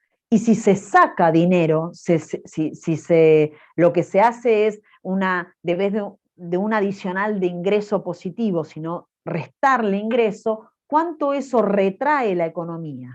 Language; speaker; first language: Spanish; native; Spanish